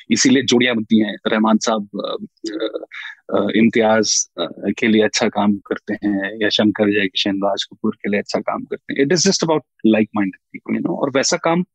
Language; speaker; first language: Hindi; native; Hindi